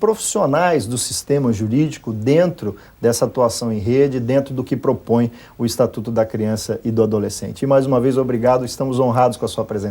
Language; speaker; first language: Portuguese; native; Portuguese